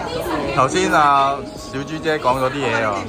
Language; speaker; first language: Chinese; native; Chinese